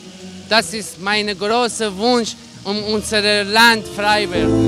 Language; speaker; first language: German; non-native, learner; Persian